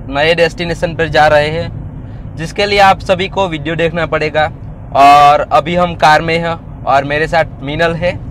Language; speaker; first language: Hindi; non-native, local second language; Gujarati